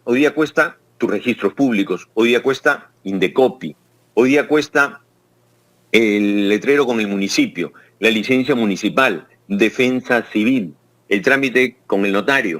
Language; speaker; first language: Spanish; native; Spanish